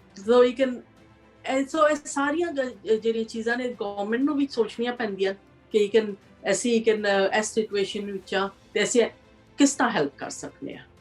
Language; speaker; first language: Punjabi; early bilingual, heritage; Punjabi